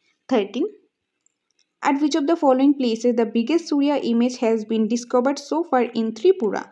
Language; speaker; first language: English; non-native, local second language; Bangla